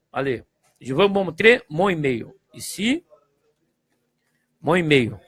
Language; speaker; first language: French; non-native, fluent; Portuguese